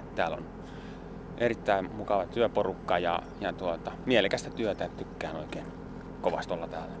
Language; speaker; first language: Finnish; native; Finnish